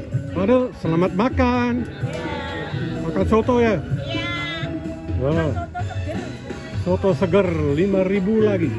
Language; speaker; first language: Indonesian; non-native, fluent; Dutch